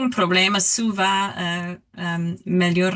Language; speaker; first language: Portuguese; non-native, learner; English